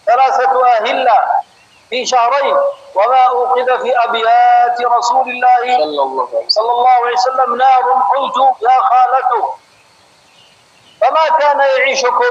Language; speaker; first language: Arabic; non-native, fluent; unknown